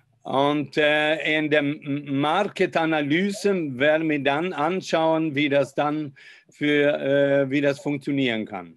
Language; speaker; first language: German; non-native, fluent; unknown